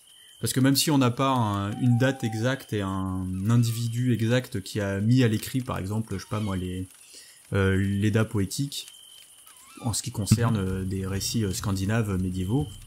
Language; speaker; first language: French; native; French